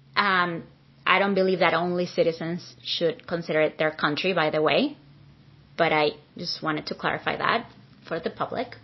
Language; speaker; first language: English; non-native, fluent; Spanish